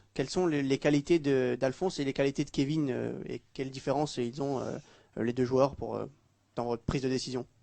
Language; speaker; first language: French; native; French